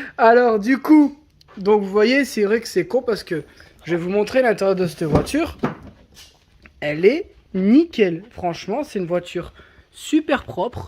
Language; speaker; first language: French; native; French